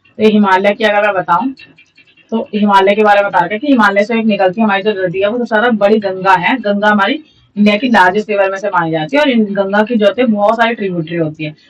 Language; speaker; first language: Hindi; native; Hindi